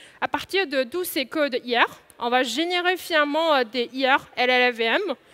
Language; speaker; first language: French; non-native, fluent; Chinese